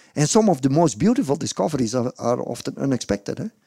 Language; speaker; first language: English; non-native, fluent; Dutch